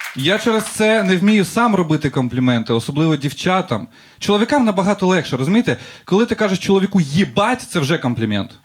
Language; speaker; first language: Ukrainian; non-native, local second language; Russian